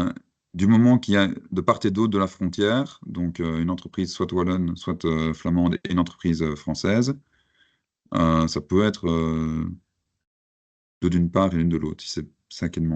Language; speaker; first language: French; native; French